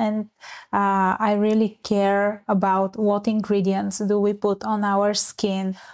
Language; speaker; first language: English; non-native, fluent; Bulgarian